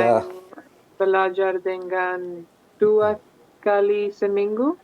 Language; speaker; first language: Indonesian; non-native, learner; English